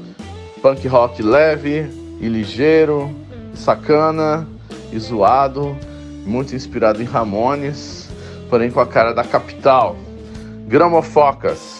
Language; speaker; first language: Portuguese; native; Portuguese